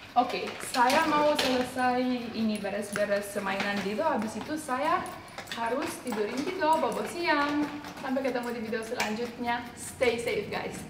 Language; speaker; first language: Indonesian; non-native, fluent; Romanian